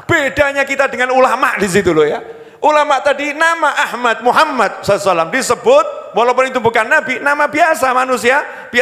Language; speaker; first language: Indonesian; non-native, local second language; Javanese